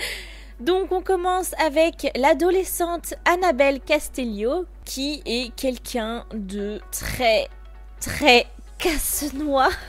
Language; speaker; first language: French; native; French